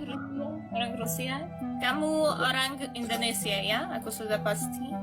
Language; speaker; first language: Indonesian; non-native, learner; Russian